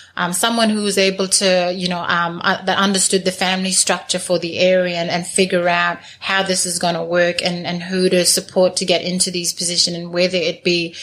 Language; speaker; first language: English; native; English